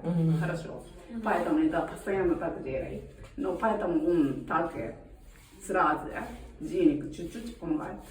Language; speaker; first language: Russian; non-native, learner; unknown